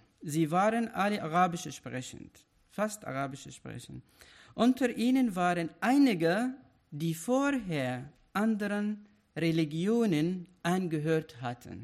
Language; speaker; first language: German; non-native, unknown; Arabic